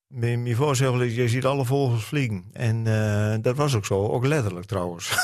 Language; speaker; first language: Dutch; non-native, local second language; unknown